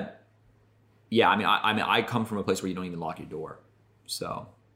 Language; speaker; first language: English; native; English